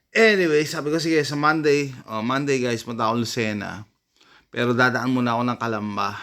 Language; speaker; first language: Filipino; native; Filipino